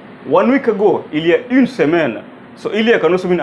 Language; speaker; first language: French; non-native, fluent; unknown